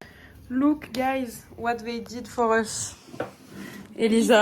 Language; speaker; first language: English; non-native, learner; French